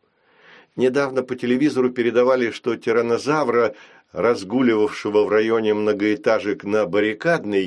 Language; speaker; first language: Russian; native; Russian